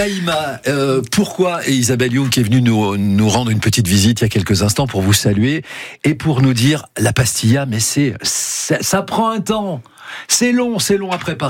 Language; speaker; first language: French; native; French